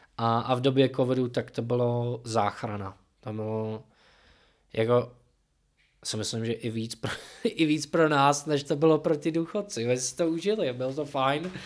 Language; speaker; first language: Czech; non-native, fluent; English